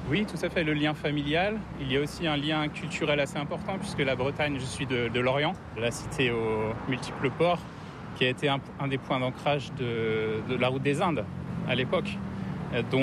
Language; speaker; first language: French; native; French